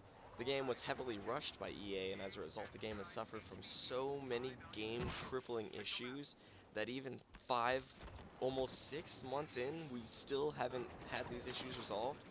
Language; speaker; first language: English; native; English